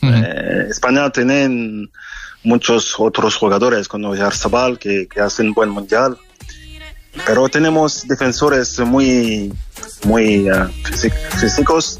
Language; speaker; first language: Spanish; non-native, fluent; French